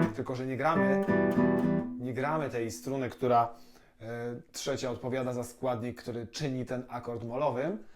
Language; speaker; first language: Polish; native; Polish